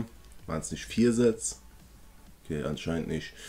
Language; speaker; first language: German; native; German